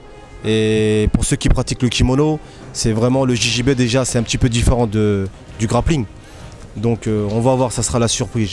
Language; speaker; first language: French; native; French